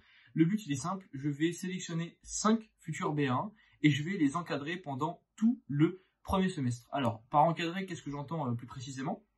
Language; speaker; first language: French; native; French